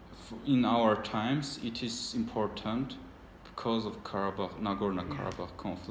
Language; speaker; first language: English; non-native, learner; Armenian